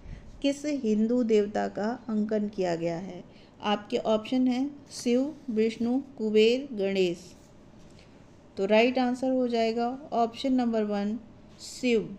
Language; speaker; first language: Hindi; native; Hindi